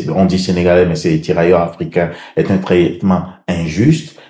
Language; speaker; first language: French; native; French